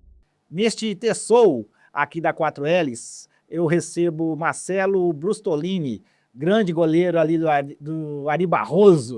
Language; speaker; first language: Portuguese; native; Portuguese